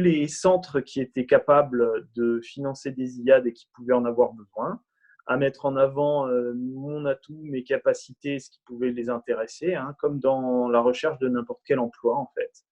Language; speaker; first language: French; native; French